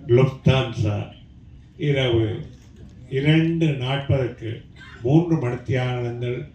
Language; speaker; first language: Tamil; native; Tamil